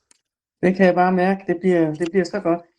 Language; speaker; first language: Danish; native; Danish